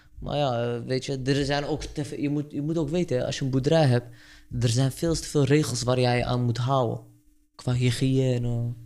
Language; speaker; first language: Dutch; early bilingual, other home language; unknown